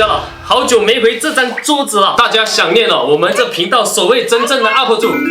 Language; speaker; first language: Chinese; native; Chinese